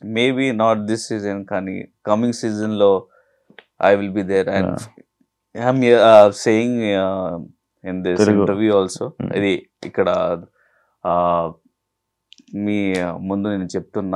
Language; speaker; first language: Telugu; non-native, local second language; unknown